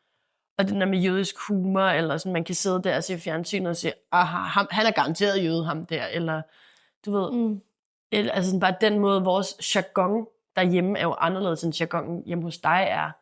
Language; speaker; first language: Danish; native; Danish